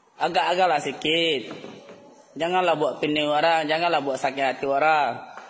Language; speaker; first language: Malay; non-native, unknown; Rohingya